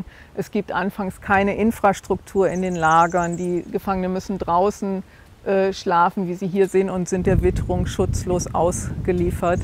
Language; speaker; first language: German; native; German